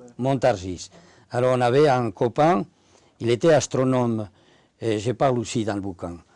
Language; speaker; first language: French; non-native, fluent; Spanish